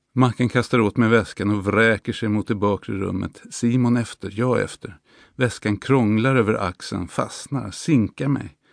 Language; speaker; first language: Swedish; native; Swedish